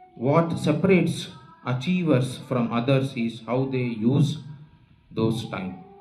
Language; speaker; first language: English; non-native, local second language; Telugu